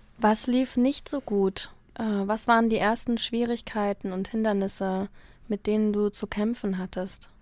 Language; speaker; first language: German; native; German